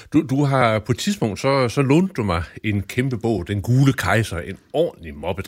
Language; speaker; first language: Danish; native; Danish